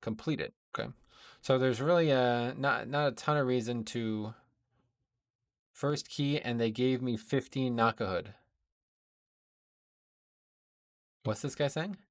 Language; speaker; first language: English; native; English